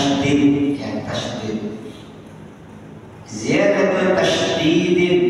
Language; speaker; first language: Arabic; non-native, fluent; Indonesian